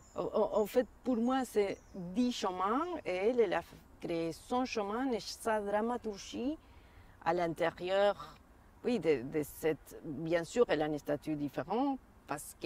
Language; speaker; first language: French; non-native, fluent; Spanish